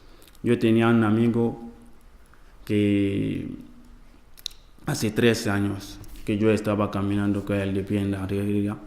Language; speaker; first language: Spanish; non-native, learner; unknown